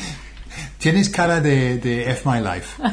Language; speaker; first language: Spanish; non-native, fluent; English